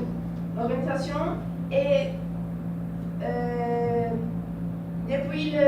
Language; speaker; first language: French; non-native, learner; Portuguese